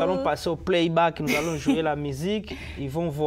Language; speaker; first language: French; native; French